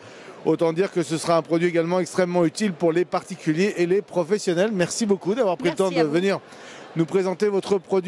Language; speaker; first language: French; native; French